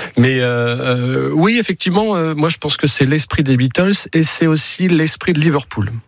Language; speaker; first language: French; native; French